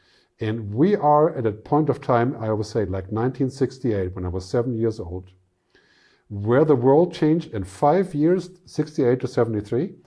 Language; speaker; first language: English; non-native, fluent; German